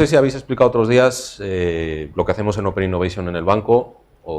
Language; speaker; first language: Spanish; native; Spanish